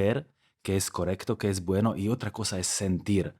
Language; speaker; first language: Spanish; non-native, fluent; Slovak